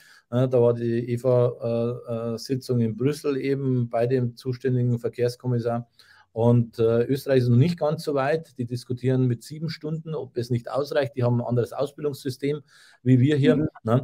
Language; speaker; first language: German; native; German